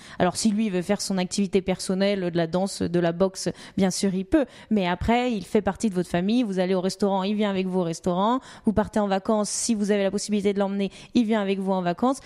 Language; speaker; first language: French; native; French